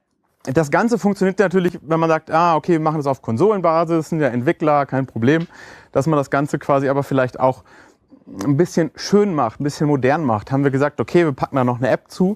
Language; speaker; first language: German; native; German